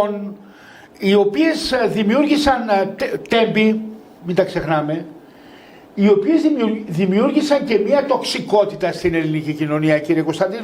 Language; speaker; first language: Greek; native; Greek